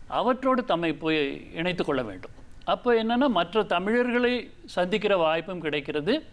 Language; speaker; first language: Tamil; native; Tamil